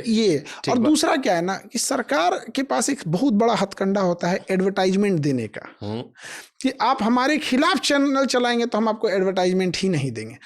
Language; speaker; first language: Hindi; native; Hindi